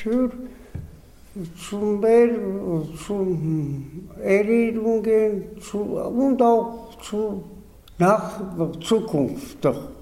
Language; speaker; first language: German; non-native, learner; Georgian